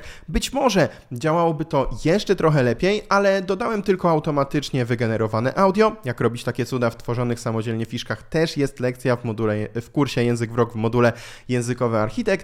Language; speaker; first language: Polish; native; Polish